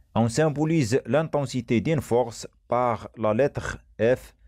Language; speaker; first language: French; non-native, local second language; Arabic